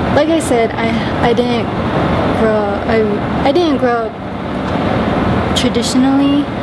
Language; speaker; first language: English; native; English